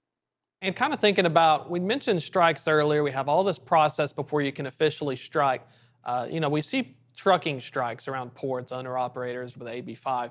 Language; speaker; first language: English; native; English